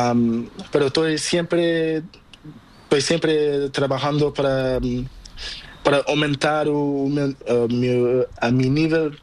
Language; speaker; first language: Spanish; non-native, learner; Portuguese